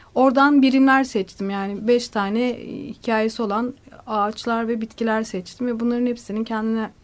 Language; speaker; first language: Turkish; native; Turkish